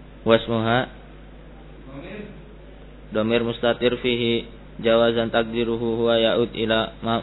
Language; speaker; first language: Arabic; non-native, learner; Indonesian